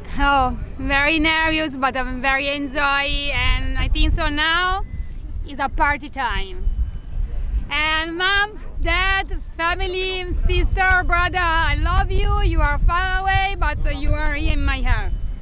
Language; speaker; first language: English; non-native, learner; Italian